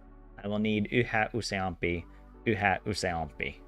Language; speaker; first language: Finnish; non-native, learner; English